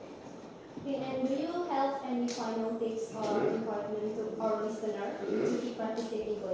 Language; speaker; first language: English; non-native, learner; Indonesian